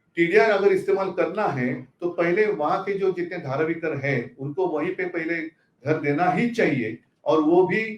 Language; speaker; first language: Hindi; non-native, local second language; Marathi